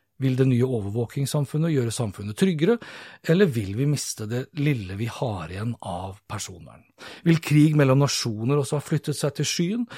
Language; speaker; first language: Norwegian; native; Norwegian